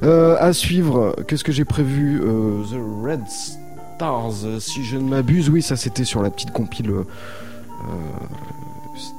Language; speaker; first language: French; native; French